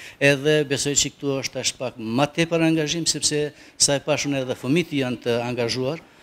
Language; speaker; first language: Albanian; non-native, local second language; Romany